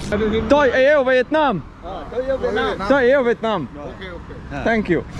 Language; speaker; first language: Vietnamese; non-native, learner; Arabic